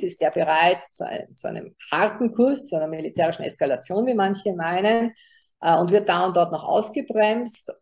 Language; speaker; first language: German; native; German